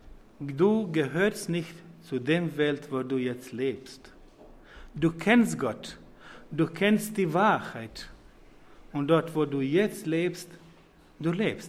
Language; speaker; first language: German; non-native, fluent; Croatian